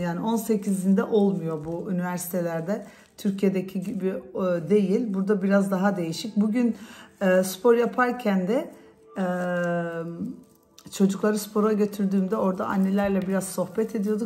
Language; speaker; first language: Turkish; early bilingual, heritage; Turkish